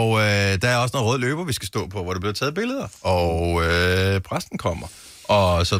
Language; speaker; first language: Danish; native; Danish